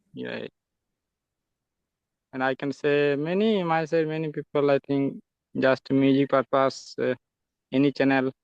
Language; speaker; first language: English; non-native, learner; Santali